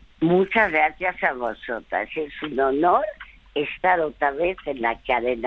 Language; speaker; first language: Spanish; early bilingual, other home language; French